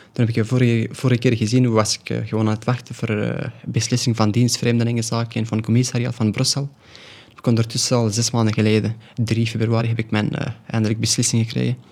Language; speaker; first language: Dutch; non-native, learner; Pashto